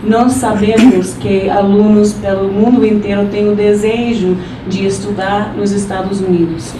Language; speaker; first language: Portuguese; non-native, fluent; English